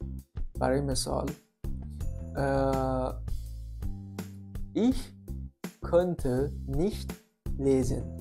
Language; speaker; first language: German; non-native, fluent; Persian